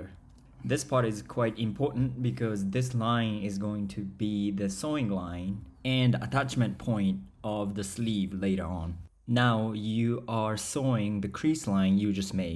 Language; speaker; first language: English; non-native, fluent; Japanese